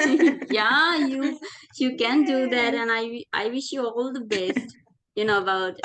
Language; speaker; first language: English; non-native, fluent; Sinhala